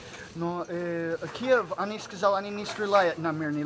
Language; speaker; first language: Russian; non-native, learner; English